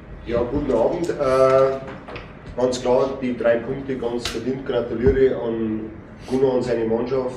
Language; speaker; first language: German; native; German